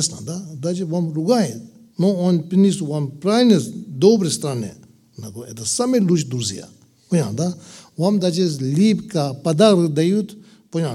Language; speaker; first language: Russian; non-native, learner; Tibetan